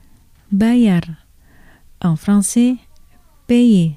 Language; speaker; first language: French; non-native, fluent; Indonesian